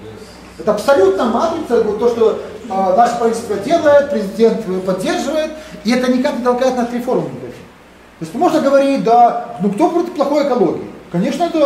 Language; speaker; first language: Russian; native; Russian